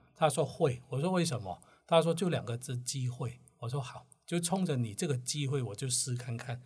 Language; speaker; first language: Chinese; non-native, local second language; Cantonese